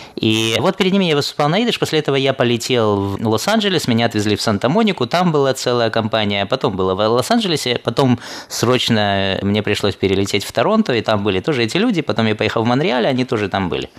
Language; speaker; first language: Russian; native; Russian